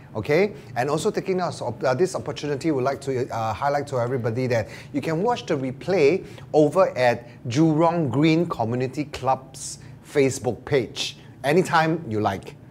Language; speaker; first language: English; non-native, local second language; Chinese